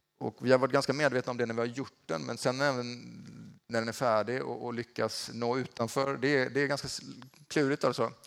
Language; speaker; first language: Swedish; native; Swedish